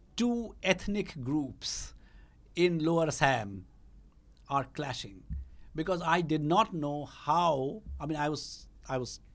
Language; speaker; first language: English; non-native, local second language; Bangla